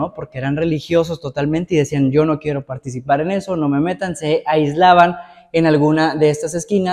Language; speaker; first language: Spanish; native; Spanish